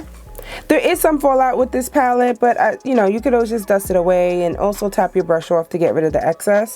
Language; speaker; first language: English; native; English